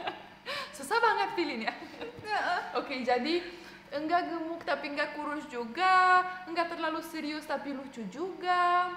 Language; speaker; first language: Indonesian; non-native, fluent; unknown